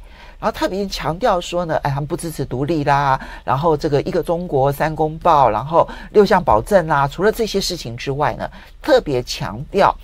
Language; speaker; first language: Chinese; native; Chinese